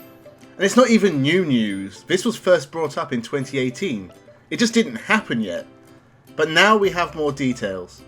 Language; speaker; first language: English; native; English